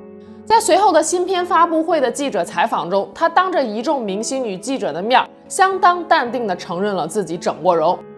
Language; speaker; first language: Chinese; native; Chinese